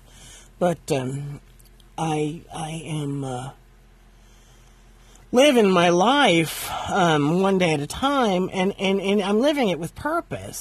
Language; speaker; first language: English; native; English